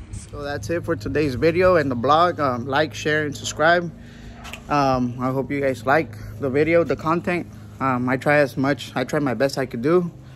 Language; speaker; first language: English; early bilingual, other home language; Spanish